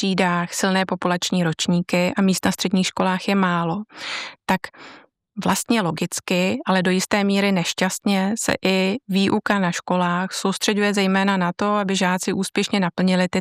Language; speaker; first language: Czech; native; Czech